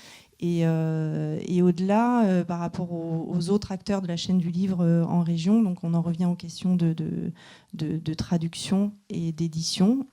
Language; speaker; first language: French; native; French